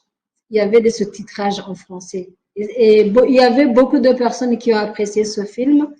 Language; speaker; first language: French; non-native, local second language; Rundi